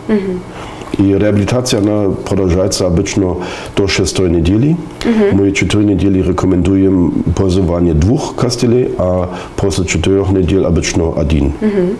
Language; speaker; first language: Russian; non-native, fluent; German